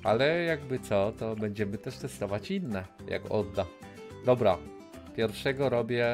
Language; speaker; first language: Polish; native; Polish